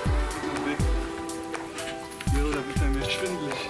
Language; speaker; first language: German; native; German